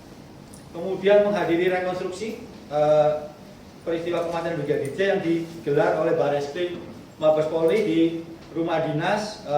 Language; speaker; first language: Indonesian; native; Indonesian